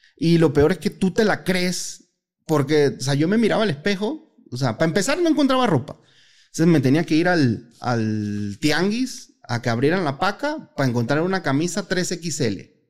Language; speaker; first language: Spanish; native; Spanish